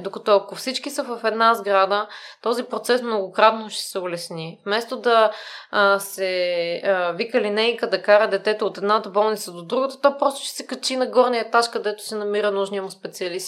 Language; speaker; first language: Bulgarian; native; Bulgarian